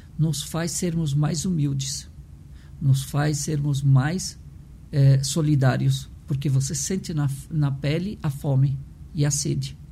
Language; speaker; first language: Portuguese; early bilingual, other home language; Arabic